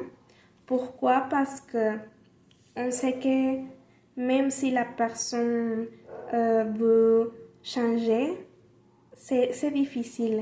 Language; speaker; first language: French; non-native, learner; Spanish